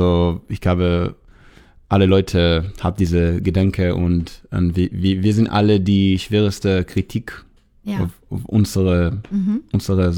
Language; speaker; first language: German; non-native, learner; Hebrew